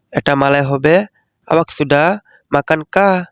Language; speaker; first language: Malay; non-native, learner; Bangla